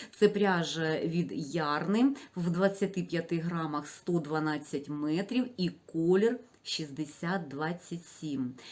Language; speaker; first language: Ukrainian; non-native, local second language; Russian